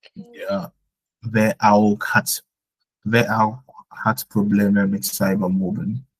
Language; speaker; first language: German; non-native, fluent; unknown